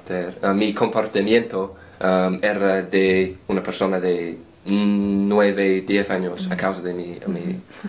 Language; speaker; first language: Spanish; non-native, learner; English